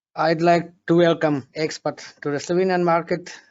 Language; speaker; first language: English; non-native, fluent; Slovenian